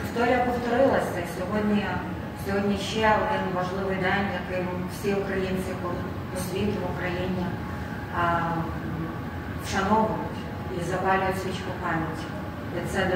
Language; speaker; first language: Ukrainian; native; Ukrainian